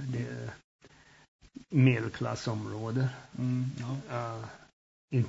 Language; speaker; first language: Swedish; early bilingual, heritage; Swedish